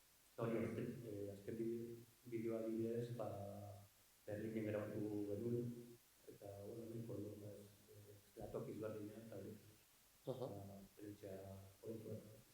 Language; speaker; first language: Basque; non-native, local second language; Spanish